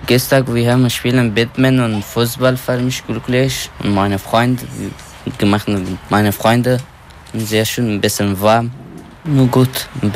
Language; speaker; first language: German; non-native, learner; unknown